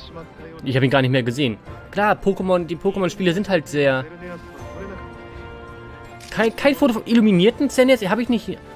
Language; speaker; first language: German; native; German